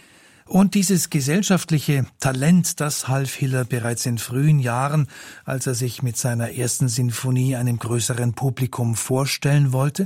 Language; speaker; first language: German; native; German